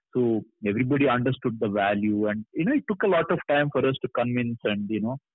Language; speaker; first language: English; non-native, local second language; Kannada